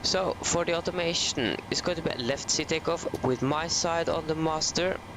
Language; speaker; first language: English; non-native, fluent; Norwegian